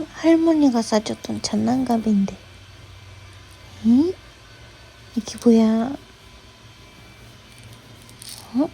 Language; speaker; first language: Korean; non-native, fluent; Japanese